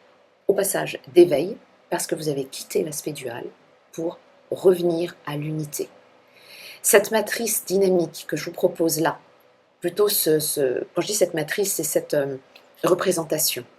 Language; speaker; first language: French; native; French